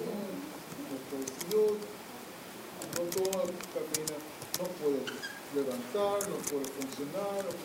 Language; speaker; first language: Spanish; non-native, fluent; English